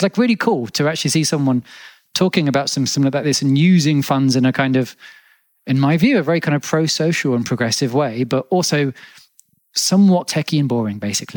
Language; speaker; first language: English; native; English